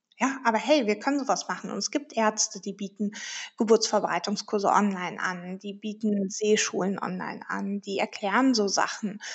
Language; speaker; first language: German; early bilingual, heritage; German